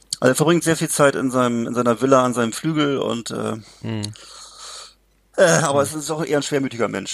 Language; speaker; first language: German; native; German